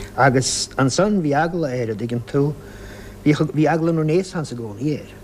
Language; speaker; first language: Irish; native; Irish